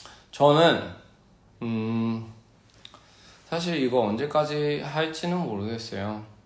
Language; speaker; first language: Korean; early bilingual, other home language; English